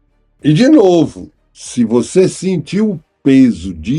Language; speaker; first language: Portuguese; native; Portuguese